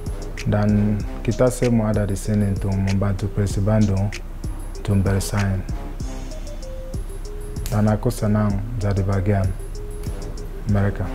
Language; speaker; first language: Indonesian; non-native, fluent; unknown